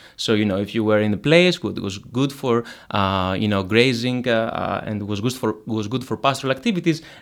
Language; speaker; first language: English; non-native, fluent; Greek